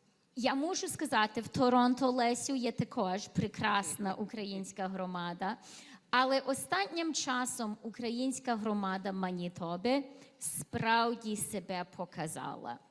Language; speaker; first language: Ukrainian; early bilingual, heritage; Ukrainian